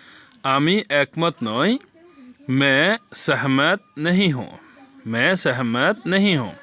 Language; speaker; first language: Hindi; non-native, fluent; Bangla